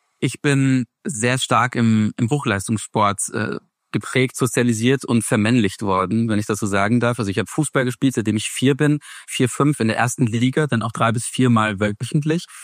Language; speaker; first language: German; native; German